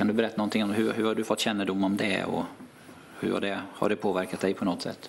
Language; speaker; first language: Swedish; native; Swedish